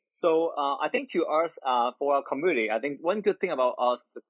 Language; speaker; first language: English; non-native, local second language; Cantonese